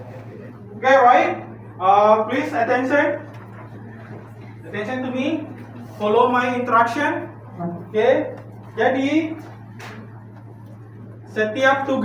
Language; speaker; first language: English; non-native, learner; Indonesian